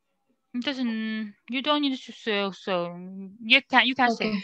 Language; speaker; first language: English; non-native, learner; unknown